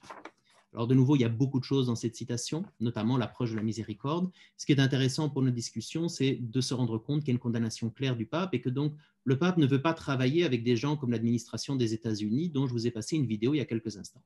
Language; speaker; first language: French; native; French